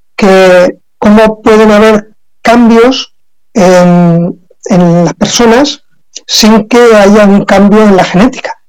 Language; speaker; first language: Spanish; native; Spanish